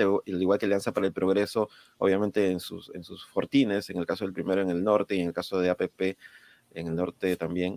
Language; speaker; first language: Spanish; native; Spanish